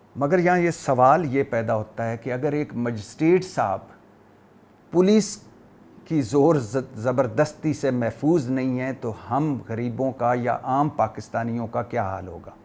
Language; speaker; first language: Urdu; native; Urdu